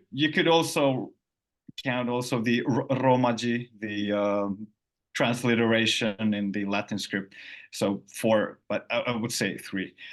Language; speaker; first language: English; non-native, fluent; Finnish